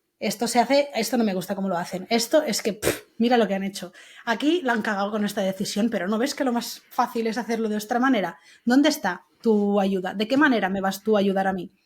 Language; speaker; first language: Spanish; native; Spanish